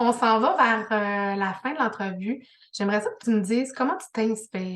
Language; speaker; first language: French; native; French